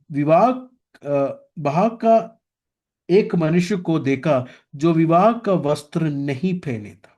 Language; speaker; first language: Hindi; non-native, local second language; Malayalam